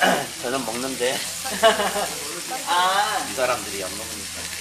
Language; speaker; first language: Korean; non-native, learner; Filipino